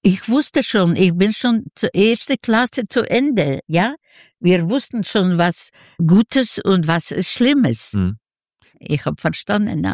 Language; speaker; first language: German; non-native, learner; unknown